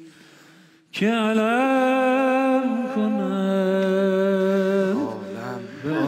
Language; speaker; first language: Persian; native; Persian